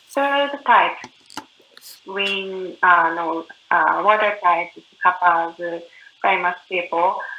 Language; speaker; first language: English; non-native, learner; Japanese